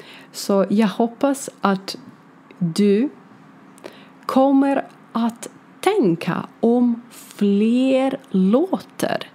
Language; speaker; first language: Swedish; non-native, learner; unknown